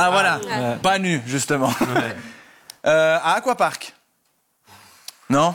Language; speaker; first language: French; native; French